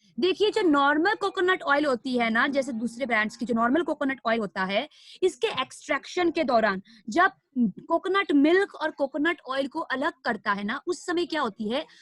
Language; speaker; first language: Hindi; non-native, local second language; Nepali